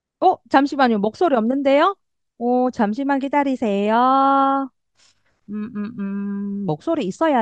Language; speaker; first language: Korean; non-native, fluent; Indonesian